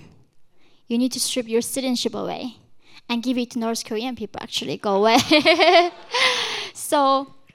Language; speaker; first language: English; non-native, fluent; Korean